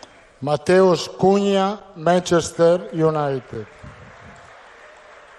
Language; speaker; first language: Portuguese; non-native, fluent; Italian